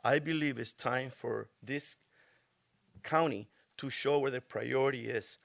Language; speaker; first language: English; early bilingual, other home language; Spanish